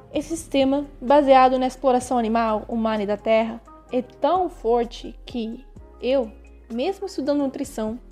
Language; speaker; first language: Portuguese; early bilingual, other home language; Spanish